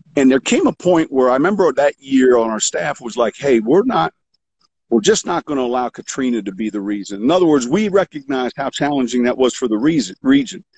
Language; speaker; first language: English; native; English